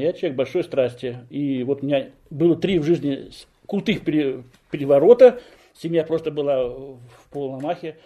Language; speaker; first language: Russian; native; Russian